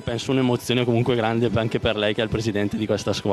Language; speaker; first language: Italian; native; Italian